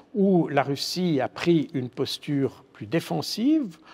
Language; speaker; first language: French; native; French